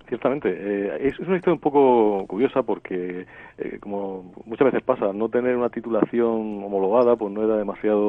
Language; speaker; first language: Spanish; native; Spanish